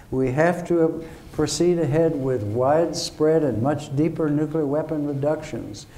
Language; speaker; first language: English; native; English